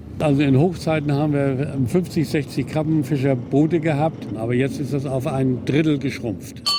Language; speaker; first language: German; native; German